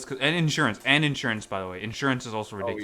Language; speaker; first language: English; native; English